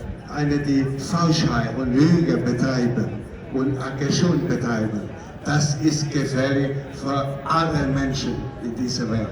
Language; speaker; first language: German; non-native, fluent; Cantonese